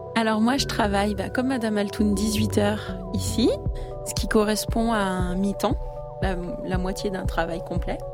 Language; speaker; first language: French; native; French